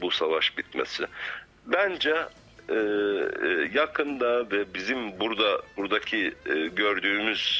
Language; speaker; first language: Turkish; non-native, fluent; Arabic